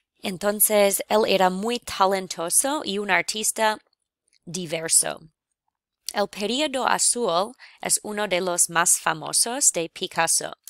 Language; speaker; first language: Spanish; non-native, fluent; English